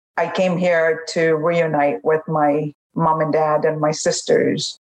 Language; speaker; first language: English; non-native, fluent; Arabic